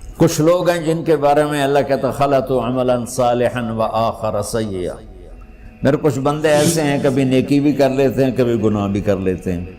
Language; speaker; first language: Urdu; non-native, local second language; Punjabi